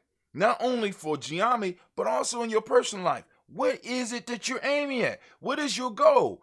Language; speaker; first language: English; native; English